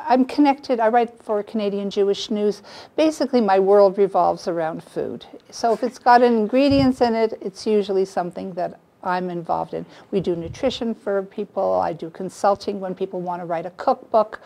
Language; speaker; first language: English; native; English